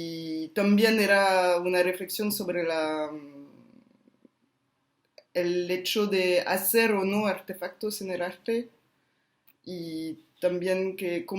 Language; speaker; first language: Spanish; non-native, fluent; French